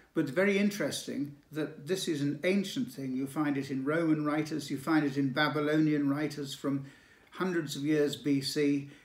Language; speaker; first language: English; native; English